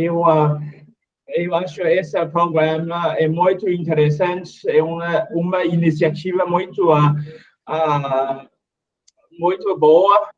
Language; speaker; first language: Portuguese; non-native, fluent; Chinese